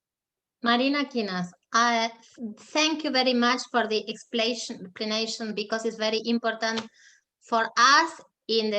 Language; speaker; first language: English; non-native, learner; German